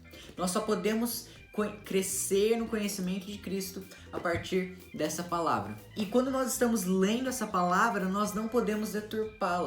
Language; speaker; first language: Portuguese; native; Portuguese